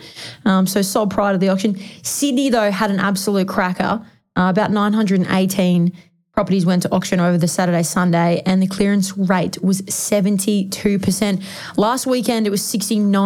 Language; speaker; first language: English; native; English